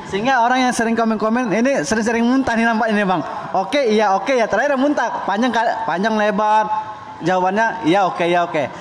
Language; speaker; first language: Indonesian; native; Indonesian